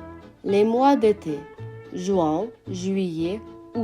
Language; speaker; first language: French; non-native, fluent; Russian